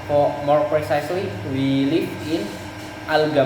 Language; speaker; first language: English; non-native, learner; Indonesian